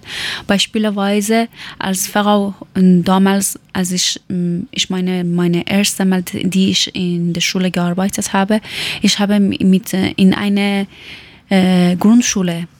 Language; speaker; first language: German; non-native, learner; Persian